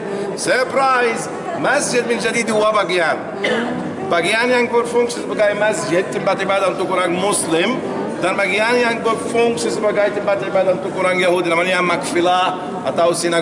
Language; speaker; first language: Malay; non-native, learner; Arabic